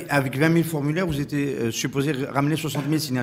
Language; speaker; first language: French; non-native, local second language; Arabic